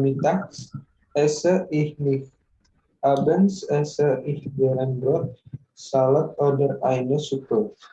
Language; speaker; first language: German; non-native, learner; Indonesian